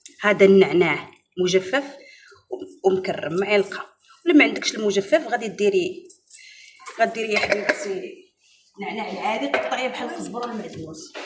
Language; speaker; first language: Arabic; native; Arabic